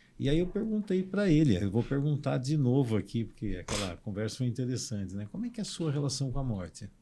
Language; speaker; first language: Portuguese; native; Portuguese